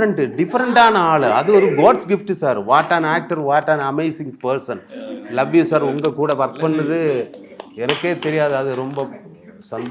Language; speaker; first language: Tamil; non-native, learner; Malayalam